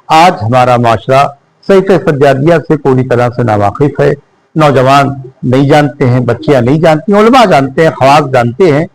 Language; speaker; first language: Urdu; native; Urdu